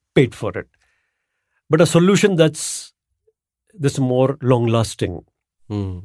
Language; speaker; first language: English; non-native, local second language; Gujarati